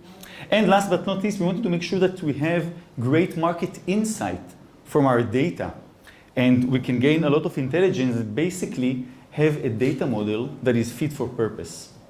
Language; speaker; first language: English; non-native, fluent; Hebrew